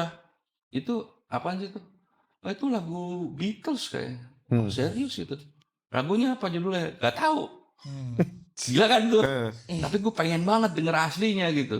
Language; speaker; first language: Indonesian; native; Indonesian